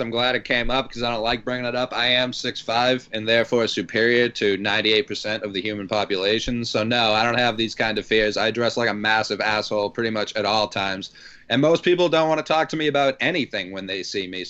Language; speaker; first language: English; native; English